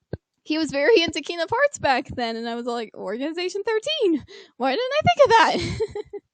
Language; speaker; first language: English; native; English